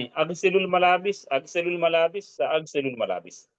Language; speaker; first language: Arabic; non-native, fluent; Urdu